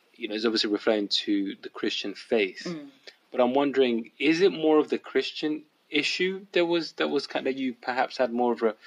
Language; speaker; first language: English; early bilingual, other home language; Yoruba